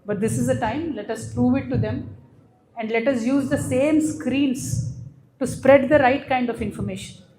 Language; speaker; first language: English; non-native, local second language; Telugu